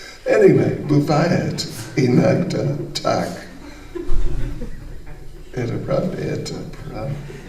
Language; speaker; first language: Russian; non-native, learner; English